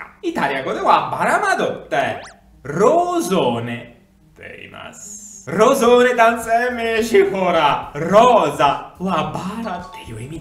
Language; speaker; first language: Japanese; non-native, fluent; Italian